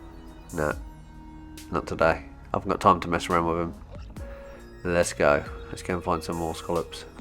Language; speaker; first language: English; native; English